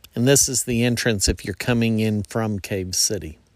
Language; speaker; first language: English; native; English